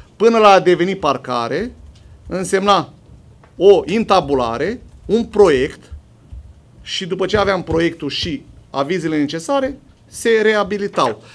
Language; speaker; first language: Romanian; native; Romanian